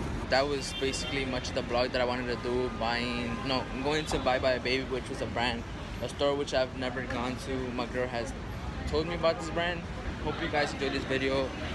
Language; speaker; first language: English; early bilingual, other home language; Spanish